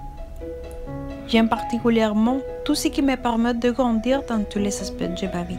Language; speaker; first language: French; non-native, fluent; Spanish